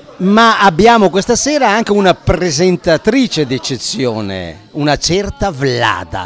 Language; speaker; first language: Italian; native; Italian